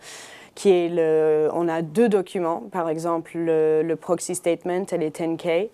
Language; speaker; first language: French; non-native, fluent; English